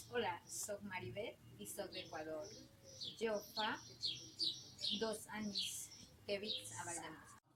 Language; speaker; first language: Catalan; non-native, learner; Spanish